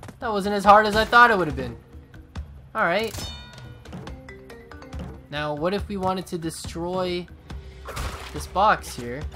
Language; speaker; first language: English; native; English